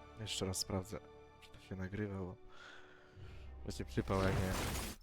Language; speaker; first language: Polish; native; Polish